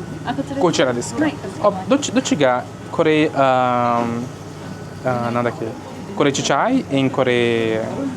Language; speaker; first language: Japanese; non-native, learner; Portuguese